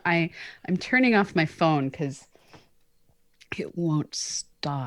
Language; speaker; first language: English; native; English